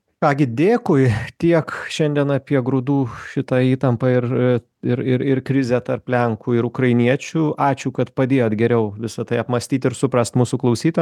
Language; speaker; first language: Lithuanian; native; Lithuanian